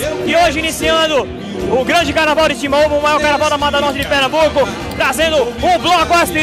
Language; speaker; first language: Portuguese; native; Portuguese